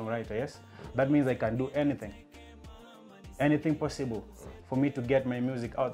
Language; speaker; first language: English; non-native, local second language; Luo (Kenya and Tanzania)